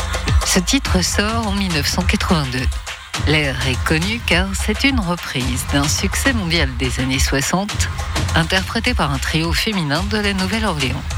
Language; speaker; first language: French; native; French